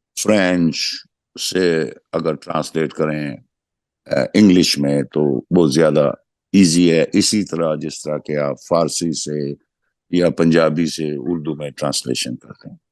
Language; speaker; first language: Urdu; non-native, local second language; Punjabi